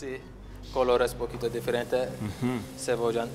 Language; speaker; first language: Spanish; non-native, learner; Turkish